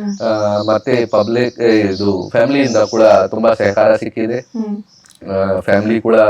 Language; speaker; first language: Kannada; non-native, local second language; Hindi